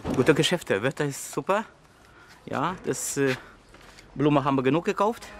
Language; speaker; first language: German; non-native, fluent; Polish